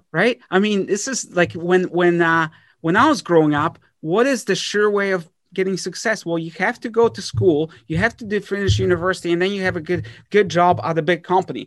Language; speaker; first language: English; early bilingual, other home language; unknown